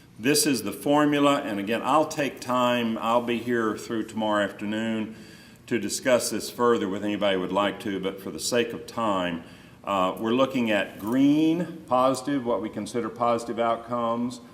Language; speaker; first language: English; native; English